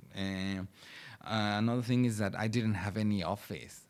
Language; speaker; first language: English; non-native, fluent; Spanish